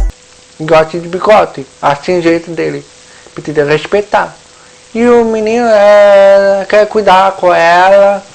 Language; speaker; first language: Portuguese; non-native, local second language; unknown